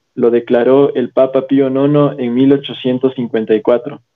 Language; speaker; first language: Spanish; native; Spanish